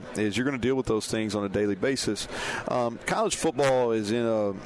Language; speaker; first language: English; native; English